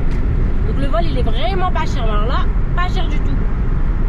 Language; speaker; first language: French; native; French